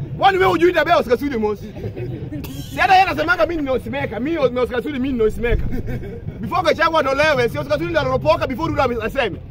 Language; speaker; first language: Swahili; non-native, local second language; Luo (Kenya and Tanzania)